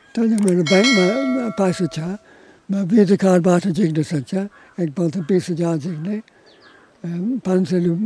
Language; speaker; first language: Nepali; non-native, learner; English